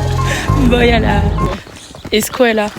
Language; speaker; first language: Spanish; non-native, learner; French